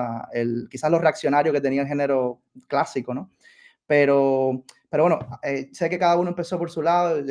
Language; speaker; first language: Spanish; native; Spanish